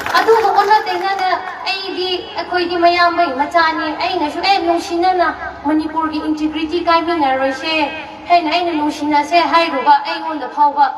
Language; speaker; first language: Manipuri; non-native, local second language; Tangkhul Naga (India)